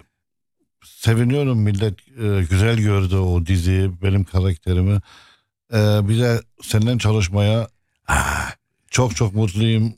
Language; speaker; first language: Turkish; early bilingual, heritage; Arabic